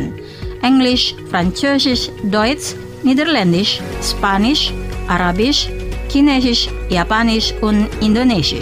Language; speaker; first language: German; non-native, fluent; Indonesian